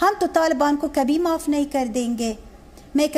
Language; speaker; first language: Hindi; non-native, learner; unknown